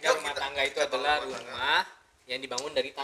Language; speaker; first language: Indonesian; native; Indonesian